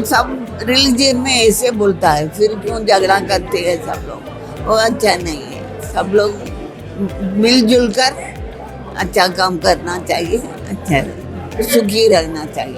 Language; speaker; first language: Hindi; non-native, local second language; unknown